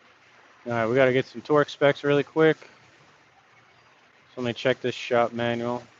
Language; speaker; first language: English; native; English